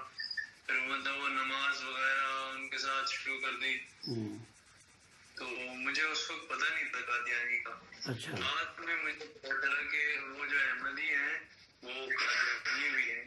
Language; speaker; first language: Urdu; native; Urdu